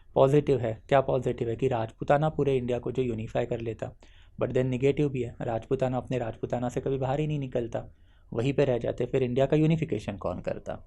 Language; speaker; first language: Hindi; non-native, local second language; Marathi